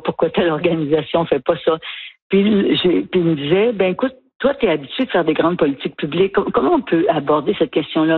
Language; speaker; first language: French; native; French